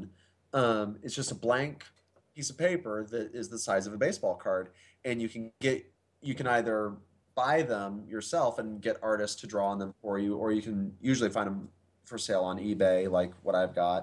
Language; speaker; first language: English; native; English